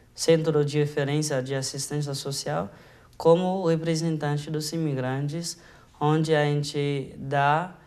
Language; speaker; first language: Portuguese; non-native, fluent; Haitian Creole